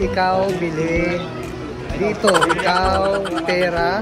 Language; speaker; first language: Filipino; non-native, learner; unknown